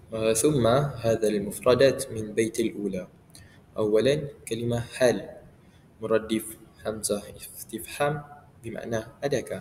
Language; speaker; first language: Arabic; non-native, learner; Malay